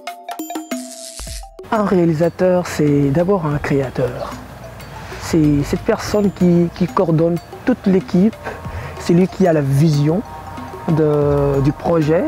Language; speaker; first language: French; non-native, local second language; Lingala